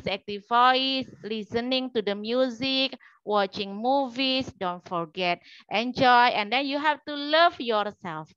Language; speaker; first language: English; non-native, learner; Indonesian